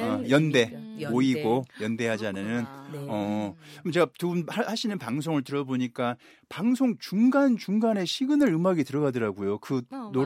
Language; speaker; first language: Korean; native; Korean